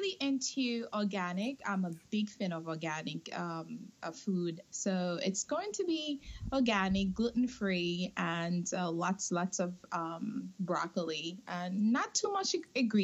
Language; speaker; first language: English; non-native, fluent; Haitian Creole